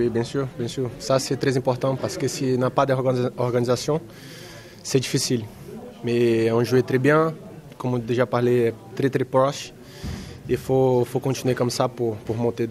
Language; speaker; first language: French; non-native, fluent; Czech